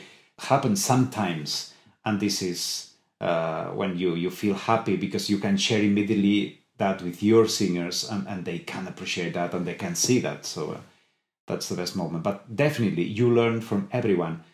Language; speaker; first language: English; non-native, fluent; Spanish